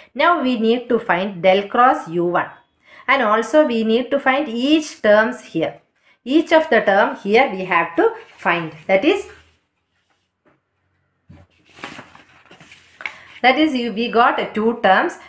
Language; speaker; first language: English; non-native, local second language; Malayalam